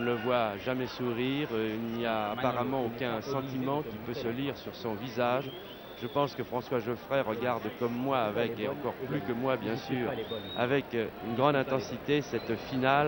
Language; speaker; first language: French; native; French